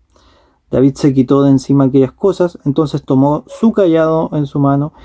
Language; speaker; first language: Spanish; native; Spanish